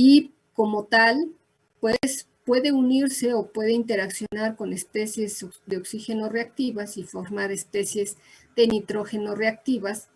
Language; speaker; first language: Spanish; native; Spanish